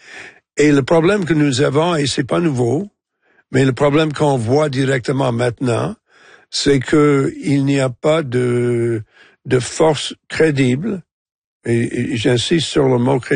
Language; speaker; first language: French; non-native, local second language; English